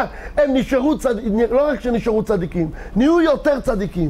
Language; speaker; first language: Hebrew; native; Hebrew